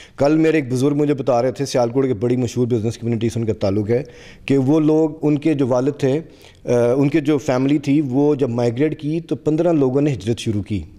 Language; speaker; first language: Urdu; non-native, local second language; Punjabi